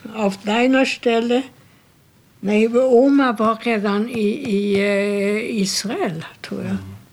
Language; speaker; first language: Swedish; non-native, fluent; German